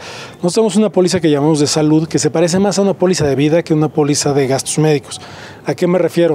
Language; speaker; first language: Spanish; native; Spanish